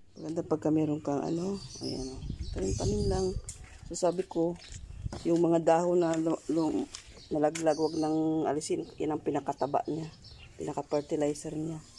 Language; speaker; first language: Filipino; non-native, local second language; Cebuano